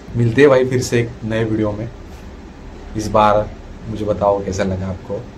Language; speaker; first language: Hindi; non-native, local second language; Marathi